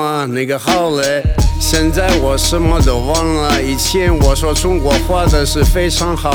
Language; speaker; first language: Chinese; non-native, learner; Russian